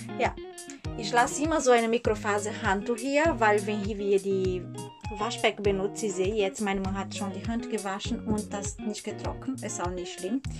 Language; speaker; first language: German; non-native, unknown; Portuguese